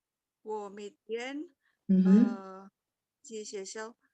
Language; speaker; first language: Chinese; non-native, learner; Indonesian